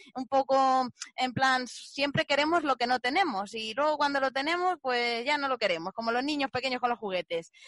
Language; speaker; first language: Spanish; native; Spanish